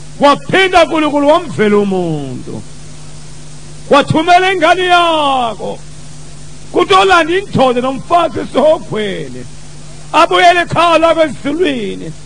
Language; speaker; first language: Zulu; non-native, local second language; Tsonga